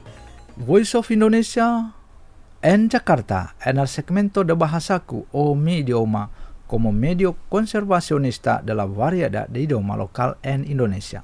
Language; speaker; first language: Spanish; non-native, fluent; Indonesian